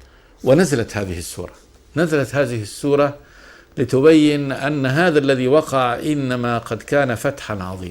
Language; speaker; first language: Arabic; native; Arabic